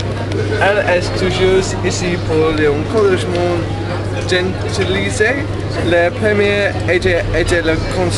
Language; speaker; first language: French; non-native, learner; English